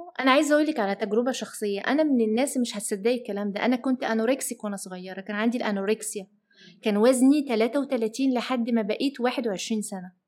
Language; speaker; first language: Arabic; early bilingual, heritage; Arabic